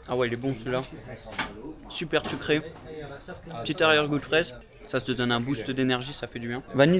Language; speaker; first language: French; native; French